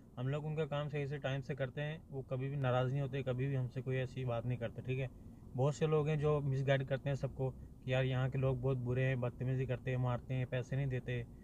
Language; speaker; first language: Urdu; native; Urdu